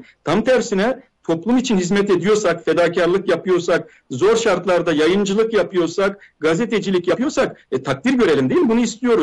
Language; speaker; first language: Turkish; native; Turkish